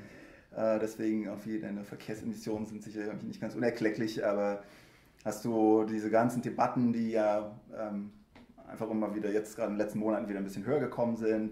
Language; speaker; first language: German; native; German